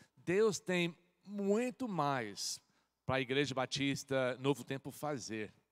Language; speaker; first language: Portuguese; non-native, fluent; English